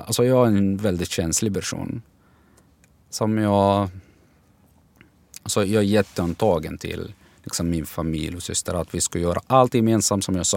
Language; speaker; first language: Swedish; non-native, learner; Arabic